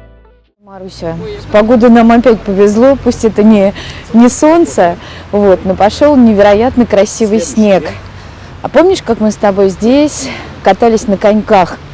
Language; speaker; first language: Russian; native; Russian